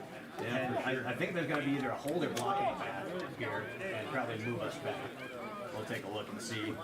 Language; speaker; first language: English; native; English